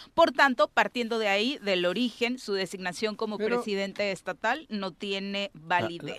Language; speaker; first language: Spanish; native; Spanish